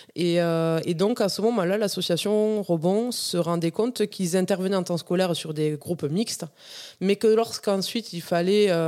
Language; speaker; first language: French; native; French